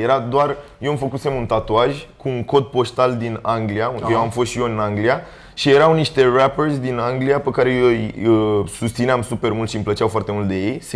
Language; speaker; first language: Romanian; native; Romanian